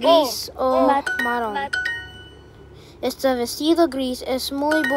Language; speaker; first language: Spanish; non-native, learner; English